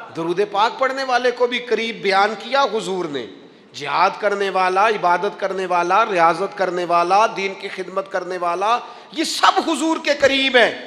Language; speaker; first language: Urdu; non-native, local second language; Punjabi